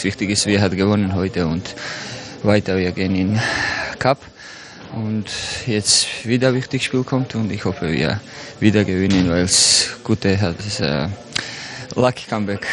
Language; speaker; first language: German; non-native, learner; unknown